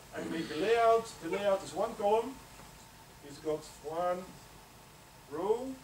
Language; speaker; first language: English; non-native, fluent; Dutch